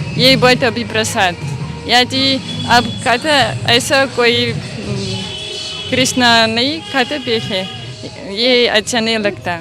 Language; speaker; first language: Hindi; non-native, learner; Russian